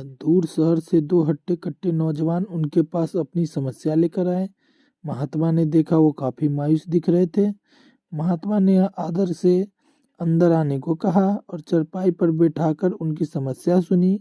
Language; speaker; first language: Hindi; native; Hindi